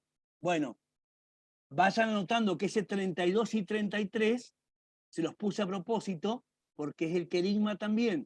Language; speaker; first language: Spanish; native; Spanish